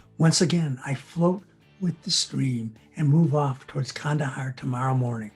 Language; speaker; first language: English; native; English